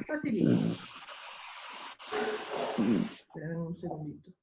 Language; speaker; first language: Spanish; native; Spanish